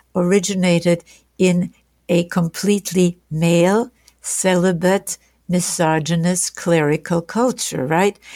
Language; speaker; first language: English; non-native, fluent; German